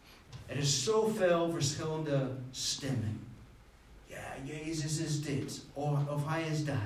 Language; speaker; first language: Dutch; non-native, fluent; English